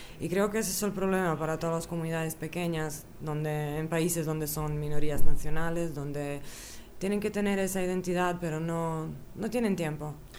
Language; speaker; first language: Spanish; early bilingual, other home language; Bosnian